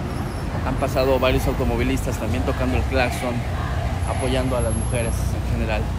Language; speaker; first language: Spanish; native; Spanish